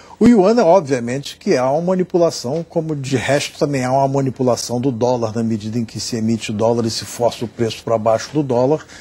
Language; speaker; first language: Portuguese; native; Portuguese